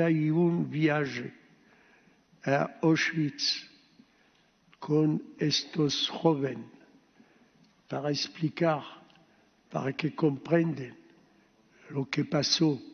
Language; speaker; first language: Spanish; early bilingual, heritage; Ladino